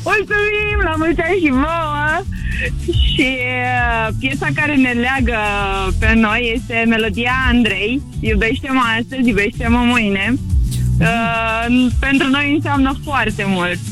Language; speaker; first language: Romanian; native; Romanian